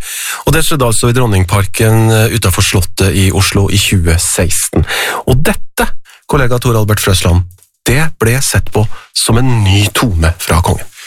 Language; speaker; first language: Norwegian; native; Norwegian